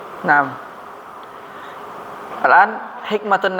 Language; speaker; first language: Arabic; non-native, fluent; Indonesian